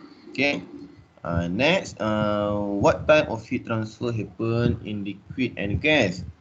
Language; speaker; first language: English; non-native, local second language; Malay